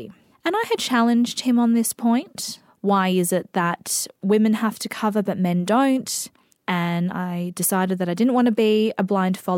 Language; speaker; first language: English; native; English